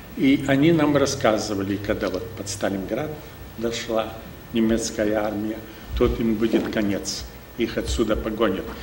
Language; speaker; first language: Russian; early bilingual, heritage; Russian